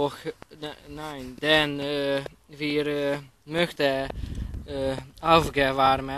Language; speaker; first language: German; non-native, learner; Hungarian